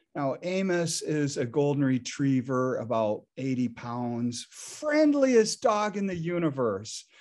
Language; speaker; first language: English; native; English